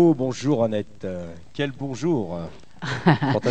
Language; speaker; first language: French; native; French